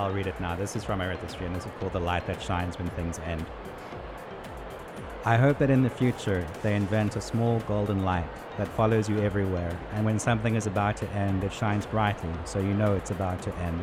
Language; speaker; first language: English; native; English